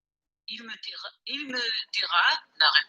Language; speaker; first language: French; non-native, learner; English